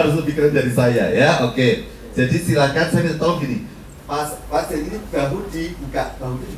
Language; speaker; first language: Indonesian; native; Indonesian